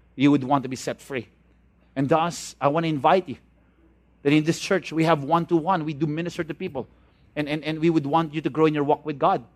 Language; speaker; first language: English; non-native, local second language; Cebuano